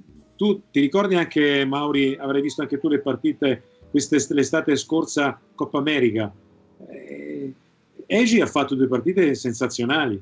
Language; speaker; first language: Italian; native; Italian